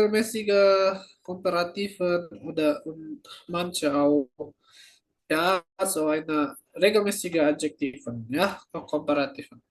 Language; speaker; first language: German; non-native, fluent; Indonesian